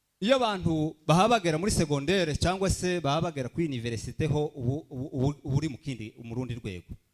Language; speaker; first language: Kinyarwanda; early bilingual, heritage; Kinyarwanda